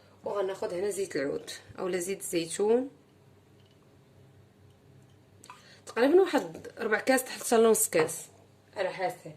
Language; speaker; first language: Arabic; native; Arabic